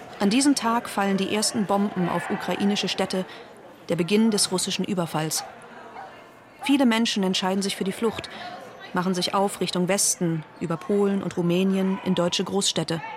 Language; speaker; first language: German; native; German